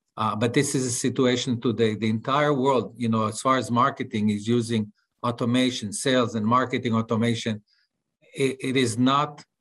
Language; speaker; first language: English; non-native, fluent; Hebrew